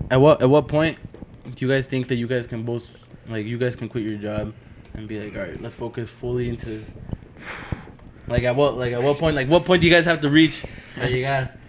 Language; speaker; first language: English; early bilingual, other home language; Spanish